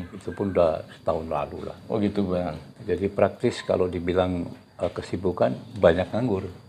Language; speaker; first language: Indonesian; native; Indonesian